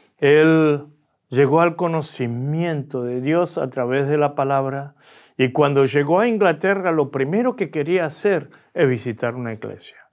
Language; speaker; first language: Spanish; early bilingual, other home language; Korean